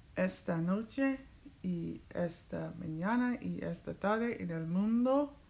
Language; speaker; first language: Spanish; non-native, learner; English